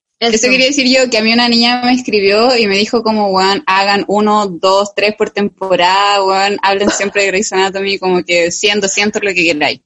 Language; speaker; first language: Spanish; native; Spanish